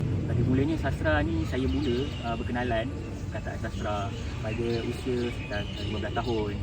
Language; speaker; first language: Malay; native; Malay